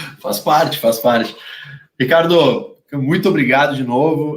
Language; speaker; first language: Portuguese; native; Portuguese